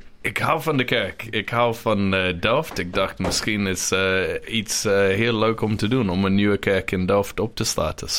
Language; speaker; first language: Dutch; non-native, learner; English